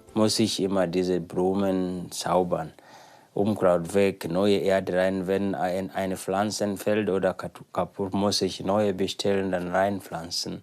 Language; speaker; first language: German; non-native, learner; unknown